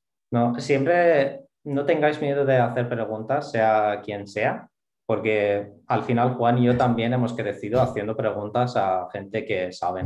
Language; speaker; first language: Spanish; non-native, fluent; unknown